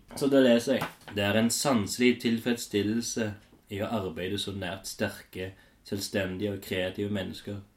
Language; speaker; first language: Norwegian; native; Norwegian